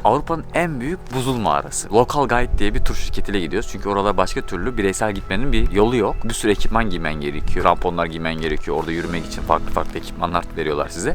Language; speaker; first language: Turkish; native; Turkish